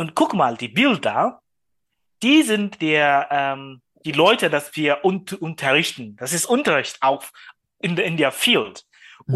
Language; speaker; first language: German; non-native, learner; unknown